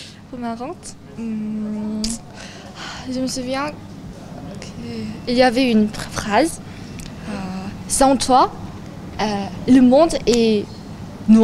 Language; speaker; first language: French; non-native, learner; Korean